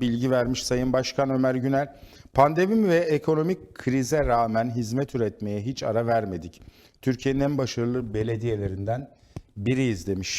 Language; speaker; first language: Turkish; native; Turkish